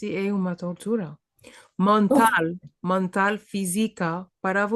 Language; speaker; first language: Portuguese; non-native, fluent; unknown